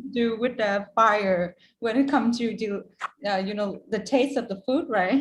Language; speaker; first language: English; non-native, fluent; Vietnamese